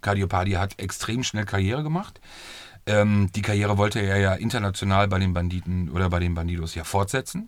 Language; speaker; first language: German; native; German